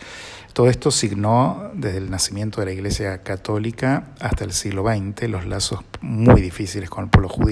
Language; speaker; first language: Spanish; native; Spanish